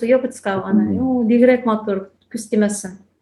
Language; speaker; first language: Japanese; non-native, fluent; Tatar